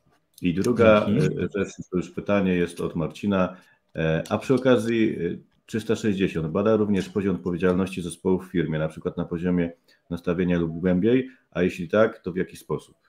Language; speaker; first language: Polish; native; Polish